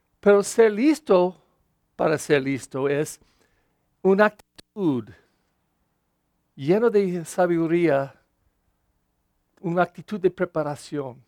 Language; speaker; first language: Spanish; non-native, learner; English